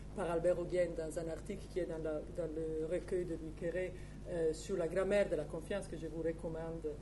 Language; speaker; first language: French; non-native, fluent; Italian